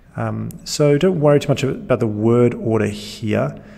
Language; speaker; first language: English; native; English